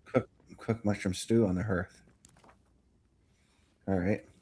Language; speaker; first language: English; native; English